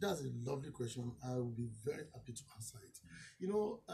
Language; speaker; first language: English; non-native, local second language; Yoruba